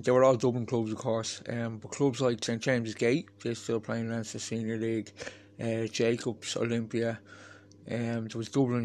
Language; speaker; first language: English; native; English